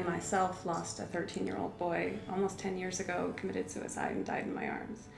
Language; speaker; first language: English; native; English